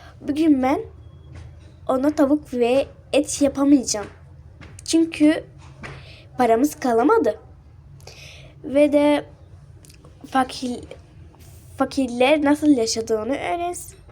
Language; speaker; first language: Turkish; early bilingual, other home language; Arabic